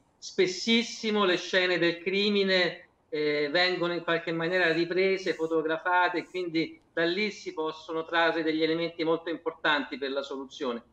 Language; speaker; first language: Italian; native; Italian